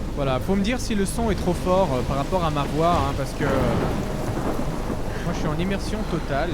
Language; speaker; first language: French; native; French